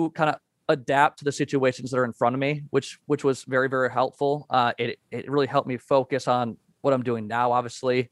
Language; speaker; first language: English; native; English